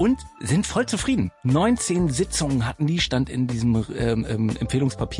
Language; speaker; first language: German; native; German